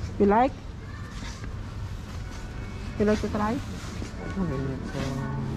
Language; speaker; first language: English; non-native, learner; Filipino